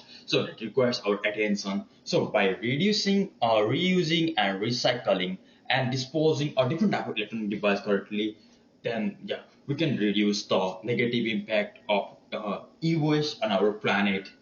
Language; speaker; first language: English; non-native, learner; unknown